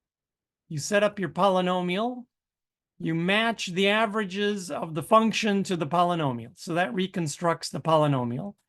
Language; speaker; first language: English; native; English